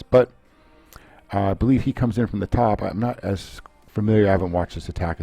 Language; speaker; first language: English; native; English